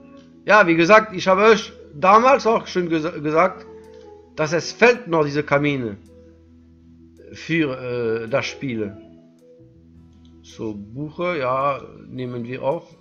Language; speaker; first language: German; non-native, learner; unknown